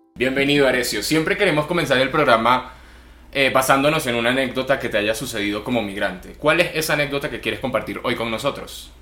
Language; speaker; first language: Spanish; native; Spanish